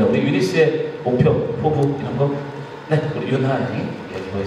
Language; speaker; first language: Korean; native; Korean